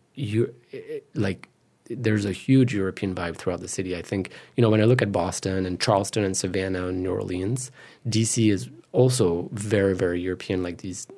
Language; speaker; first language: English; non-native, fluent; French